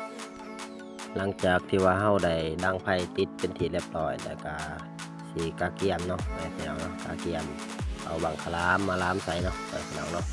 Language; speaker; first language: Thai; non-native, local second language; Lao